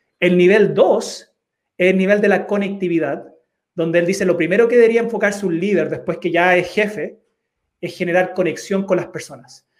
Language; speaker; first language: Spanish; early bilingual, heritage; Spanish